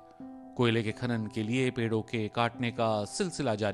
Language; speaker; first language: Hindi; native; Hindi